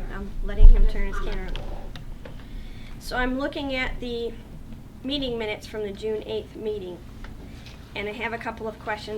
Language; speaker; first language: English; native; English